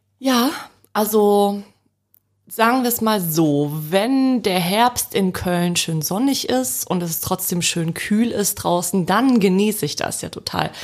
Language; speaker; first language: German; early bilingual, other home language; Polish